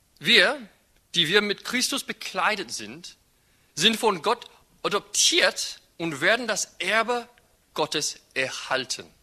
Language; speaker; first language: German; non-native, fluent; English